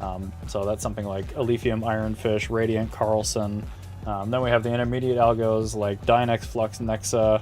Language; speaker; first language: English; native; English